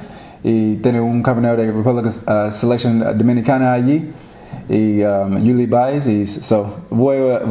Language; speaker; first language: Spanish; non-native, learner; English